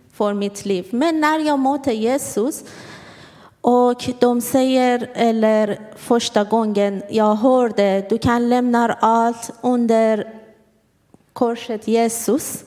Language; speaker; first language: Swedish; non-native, learner; Persian